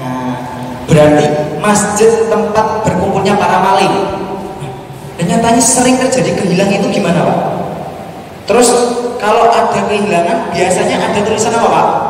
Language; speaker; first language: Indonesian; non-native, local second language; Javanese